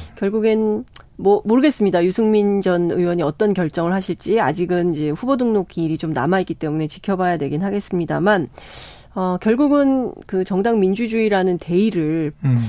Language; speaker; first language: Korean; native; Korean